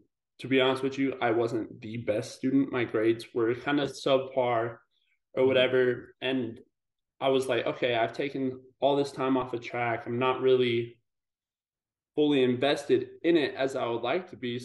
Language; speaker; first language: English; native; English